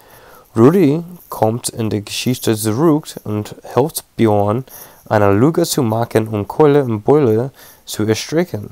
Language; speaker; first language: German; non-native, learner; English